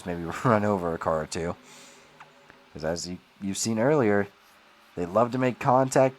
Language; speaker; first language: English; native; English